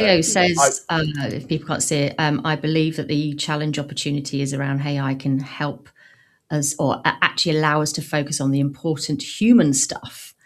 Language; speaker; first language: English; native; English